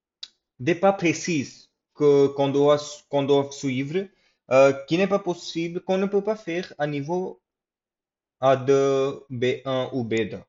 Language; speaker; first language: French; non-native, fluent; English